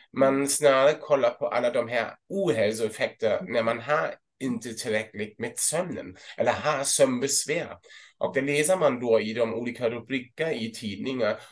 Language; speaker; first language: Swedish; non-native, fluent; German